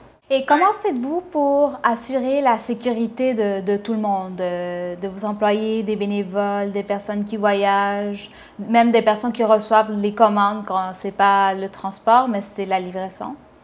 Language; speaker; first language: French; native; French